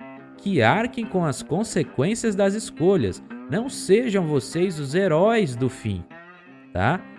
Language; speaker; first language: Portuguese; native; Portuguese